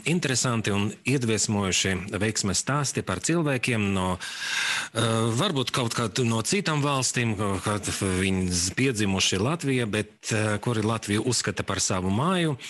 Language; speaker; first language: Latvian; non-native, local second language; Russian